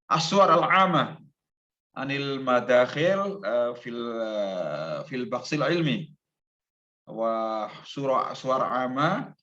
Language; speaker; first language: Arabic; non-native, fluent; Indonesian